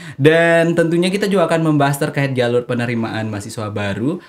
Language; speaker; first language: Indonesian; native; Indonesian